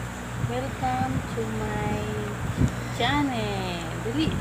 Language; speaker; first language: English; non-native, local second language; Filipino